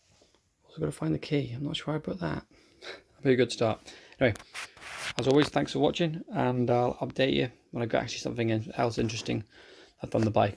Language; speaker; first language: English; native; English